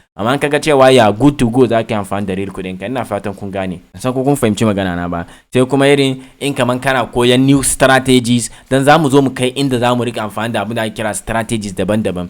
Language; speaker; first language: Hausa; native; Hausa